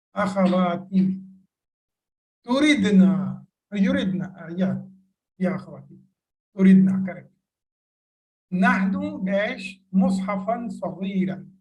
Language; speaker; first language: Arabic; non-native, fluent; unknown